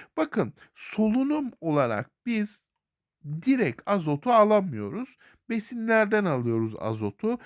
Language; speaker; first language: Turkish; native; Turkish